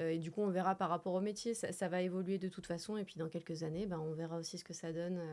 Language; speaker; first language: French; native; French